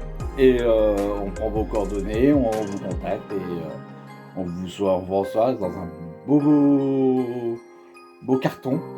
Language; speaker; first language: French; native; French